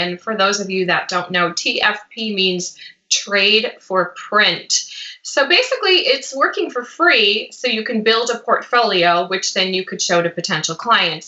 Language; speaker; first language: English; native; English